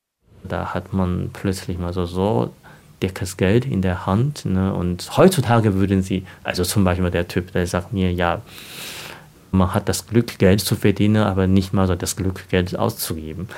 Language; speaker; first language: German; non-native, fluent; Chinese